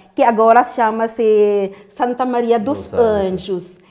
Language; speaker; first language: Portuguese; non-native, fluent; Filipino